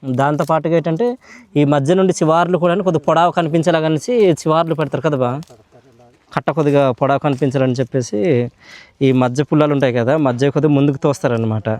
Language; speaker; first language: Telugu; non-native, local second language; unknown